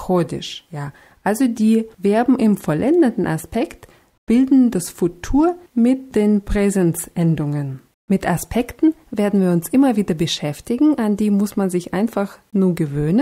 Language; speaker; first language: German; non-native, fluent; Russian